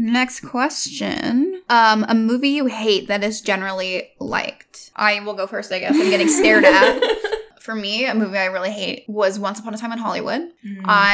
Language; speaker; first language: English; native; English